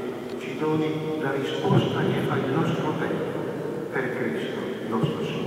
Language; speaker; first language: Italian; native; Italian